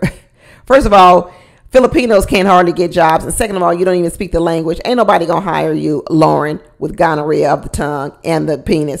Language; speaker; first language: English; native; English